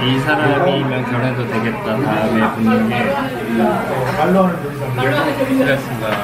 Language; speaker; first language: Korean; native; Korean